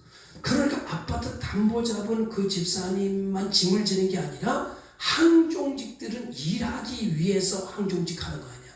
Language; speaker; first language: Korean; native; Korean